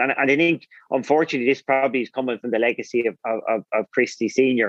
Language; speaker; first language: English; native; English